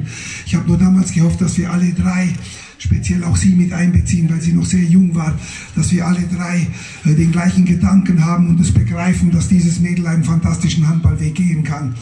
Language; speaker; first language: German; native; German